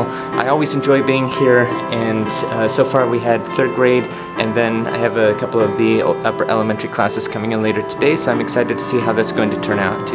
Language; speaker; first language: English; native; English